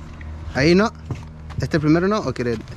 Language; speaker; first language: Spanish; early bilingual, heritage; Spanish